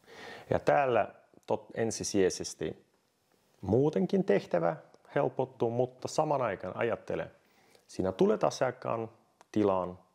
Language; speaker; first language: Finnish; non-native, fluent; Russian